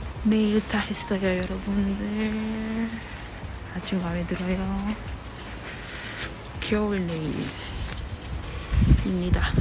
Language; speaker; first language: Korean; non-native, fluent; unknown